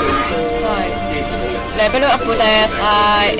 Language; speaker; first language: Japanese; non-native, learner; Cantonese